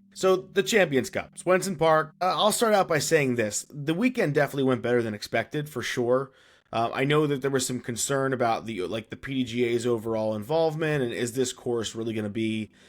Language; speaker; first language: English; native; English